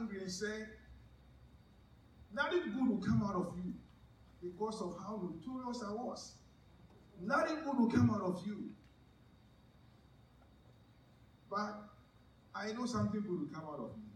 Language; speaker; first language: English; non-native, local second language; Ewe